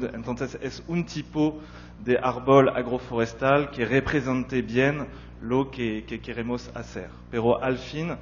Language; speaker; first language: Spanish; non-native, fluent; French